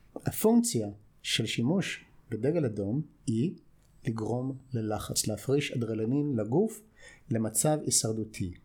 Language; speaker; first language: Hebrew; non-native, fluent; English